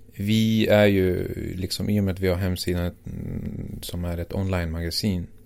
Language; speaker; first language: Swedish; native; Swedish